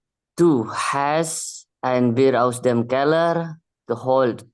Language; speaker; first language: German; non-native, learner; Indonesian